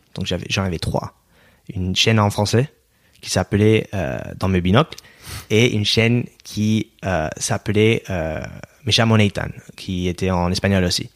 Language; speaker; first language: French; non-native, fluent; English